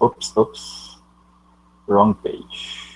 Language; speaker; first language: English; non-native, learner; Portuguese